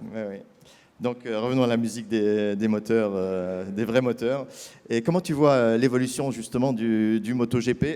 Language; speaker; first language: French; native; French